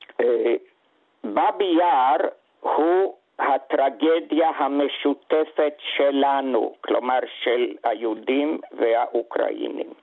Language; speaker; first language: Hebrew; non-native, fluent; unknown